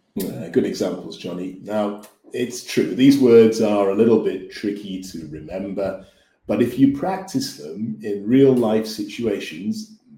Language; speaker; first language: English; native; English